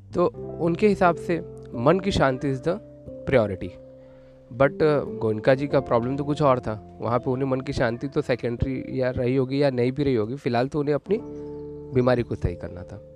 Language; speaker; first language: Hindi; native; Hindi